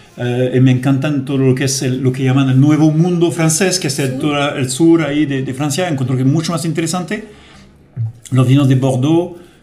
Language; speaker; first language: Spanish; non-native, fluent; French